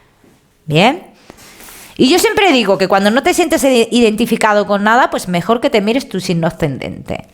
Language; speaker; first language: Spanish; native; Spanish